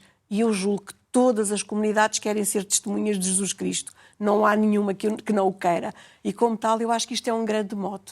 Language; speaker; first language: Portuguese; native; Portuguese